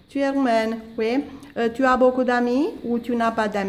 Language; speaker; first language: French; non-native, fluent; Romanian